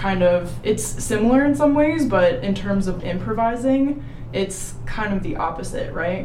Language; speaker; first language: English; native; English